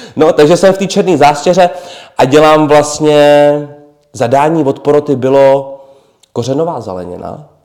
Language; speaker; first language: Czech; native; Czech